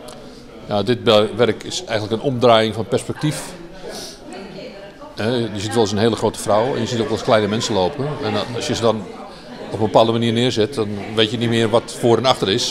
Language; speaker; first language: Dutch; native; Dutch